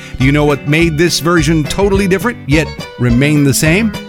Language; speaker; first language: English; early bilingual, other home language; Spanish